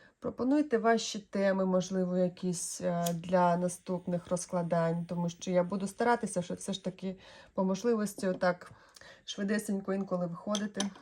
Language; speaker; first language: Ukrainian; non-native, local second language; Russian